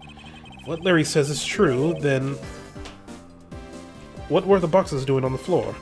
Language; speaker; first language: English; native; English